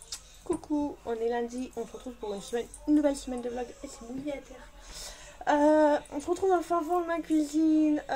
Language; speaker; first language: French; native; French